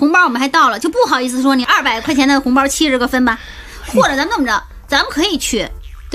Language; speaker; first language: Chinese; native; Chinese